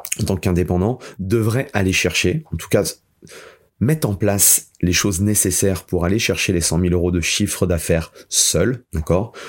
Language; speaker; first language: French; native; French